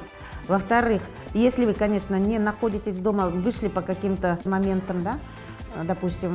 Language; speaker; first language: Russian; native; Russian